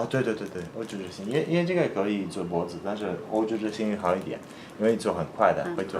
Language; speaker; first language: Chinese; non-native, fluent; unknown